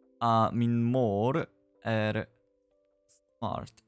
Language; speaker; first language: Swedish; non-native, learner; English